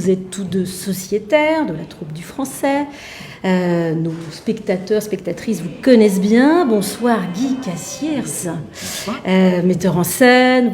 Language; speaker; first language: French; native; French